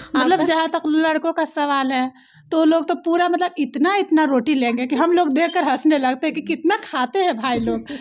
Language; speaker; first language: Hindi; native; Hindi